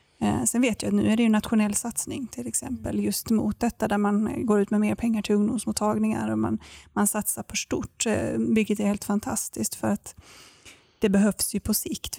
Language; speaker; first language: Swedish; native; Swedish